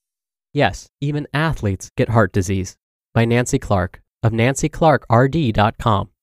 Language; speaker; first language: English; native; English